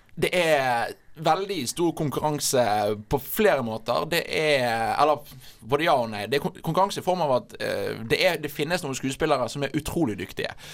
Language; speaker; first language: Norwegian; native; Norwegian